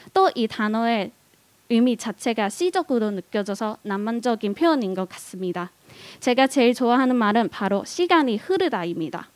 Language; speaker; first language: Korean; non-native, fluent; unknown